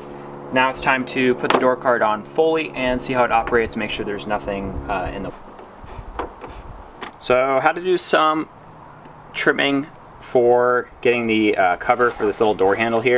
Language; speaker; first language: English; native; English